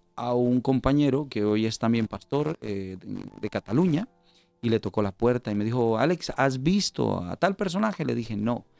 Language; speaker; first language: Spanish; native; Spanish